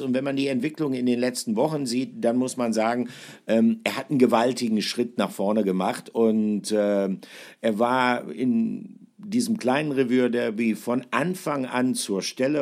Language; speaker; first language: German; native; German